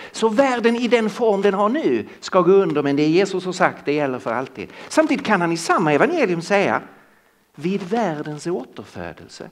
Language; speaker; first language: Swedish; native; Swedish